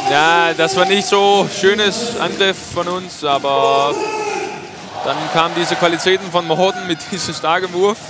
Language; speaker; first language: German; non-native, fluent; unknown